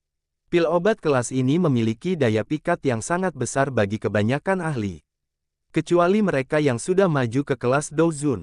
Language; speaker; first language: Indonesian; native; Indonesian